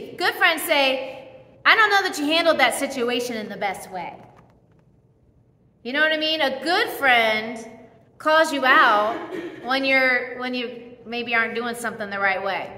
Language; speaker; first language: English; native; English